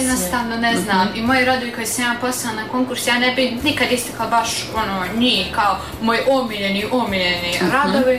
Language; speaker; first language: Serbian; native; Serbian